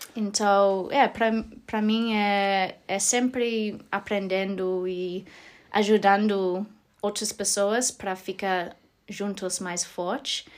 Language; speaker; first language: Portuguese; non-native, fluent; English